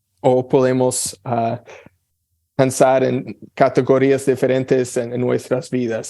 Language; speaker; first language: Spanish; non-native, fluent; English